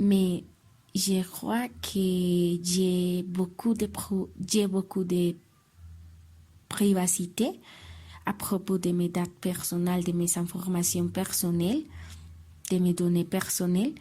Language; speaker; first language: French; non-native, learner; Spanish